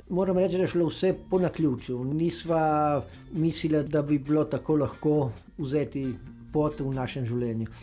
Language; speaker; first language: Slovenian; native; Slovenian